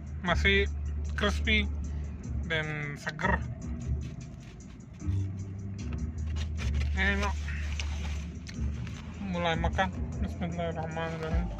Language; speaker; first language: Indonesian; non-native, learner; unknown